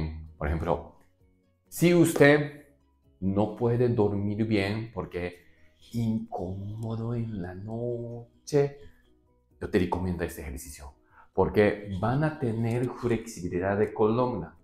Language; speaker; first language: Spanish; non-native, learner; Japanese